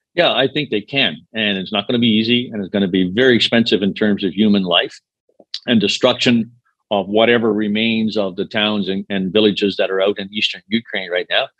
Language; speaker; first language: English; native; English